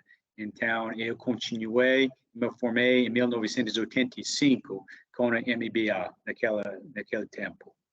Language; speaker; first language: Portuguese; non-native, fluent; English